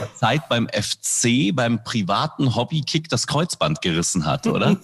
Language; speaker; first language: German; early bilingual, other home language; Indonesian